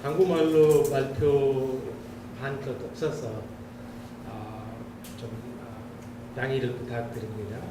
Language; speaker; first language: Korean; non-native, learner; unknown